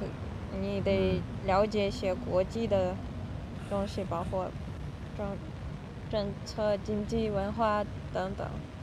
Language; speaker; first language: Chinese; non-native, fluent; Russian